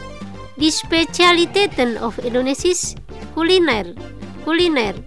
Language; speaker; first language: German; non-native, fluent; Indonesian